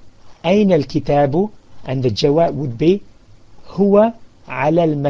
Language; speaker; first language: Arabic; non-native, fluent; English